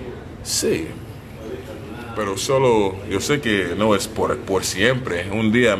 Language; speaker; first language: Spanish; non-native, learner; English